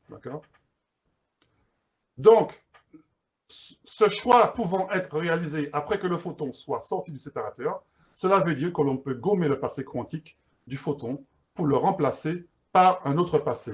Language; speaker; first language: French; native; French